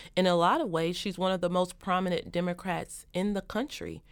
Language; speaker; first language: English; native; English